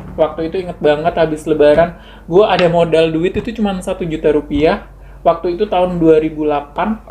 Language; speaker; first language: Indonesian; native; Indonesian